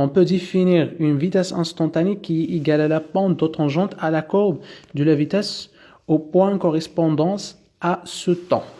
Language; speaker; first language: French; non-native, local second language; Arabic